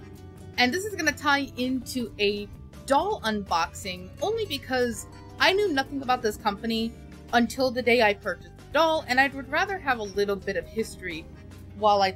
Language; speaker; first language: English; native; English